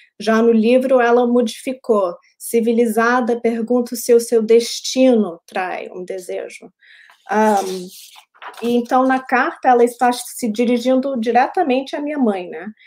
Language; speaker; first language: Portuguese; early bilingual, heritage; Portuguese